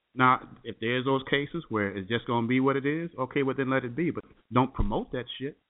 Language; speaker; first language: English; native; English